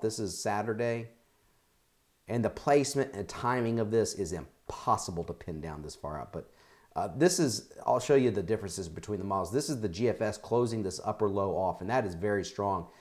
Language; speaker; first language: English; native; English